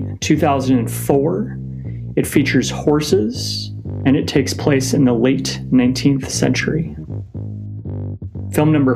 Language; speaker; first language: English; native; English